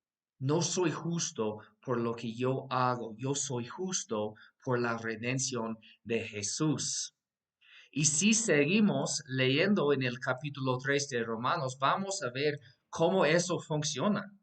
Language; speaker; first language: Spanish; non-native, fluent; English